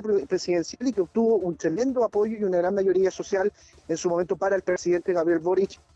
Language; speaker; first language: Spanish; native; Spanish